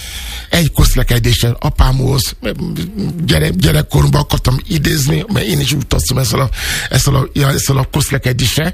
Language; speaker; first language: Hungarian; non-native, learner; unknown